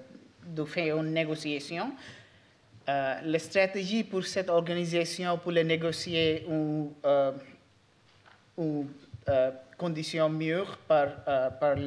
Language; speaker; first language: French; non-native, learner; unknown